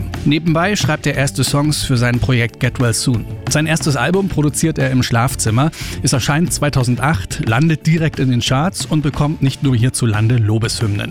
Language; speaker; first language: German; native; German